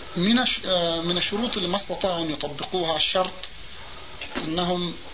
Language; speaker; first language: Arabic; native; Arabic